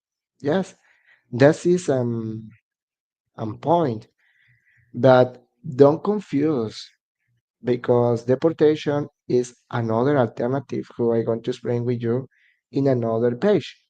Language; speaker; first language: English; non-native, learner; Spanish